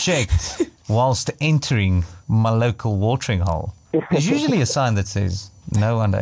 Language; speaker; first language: English; non-native, local second language; Afrikaans